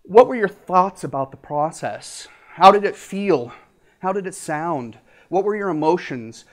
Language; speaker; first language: English; native; English